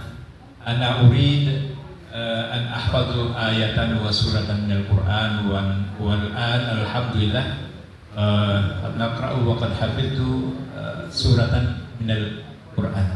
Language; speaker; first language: Arabic; non-native, learner; Indonesian